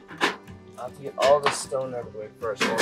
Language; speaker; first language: English; native; English